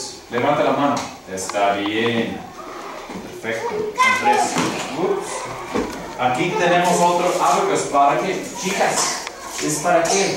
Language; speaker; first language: Spanish; non-native, fluent; English